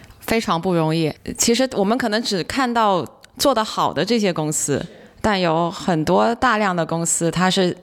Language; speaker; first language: Chinese; non-native, local second language; Cantonese